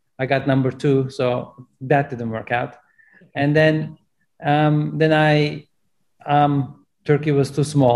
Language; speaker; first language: English; non-native, fluent; Turkish